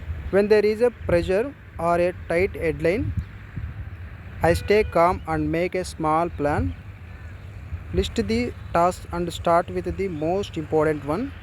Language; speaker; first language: English; non-native, local second language; Telugu